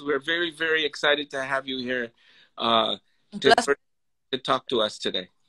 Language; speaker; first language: English; early bilingual, other home language; Spanish